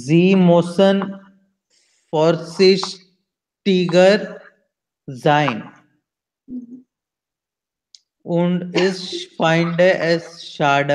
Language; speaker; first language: German; non-native, learner; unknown